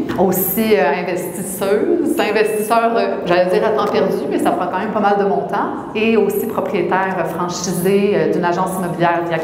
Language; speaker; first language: French; native; French